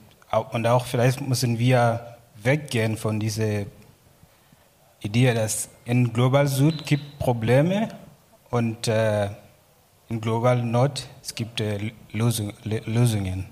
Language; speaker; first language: German; non-native, learner; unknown